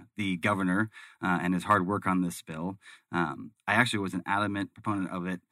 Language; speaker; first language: English; native; English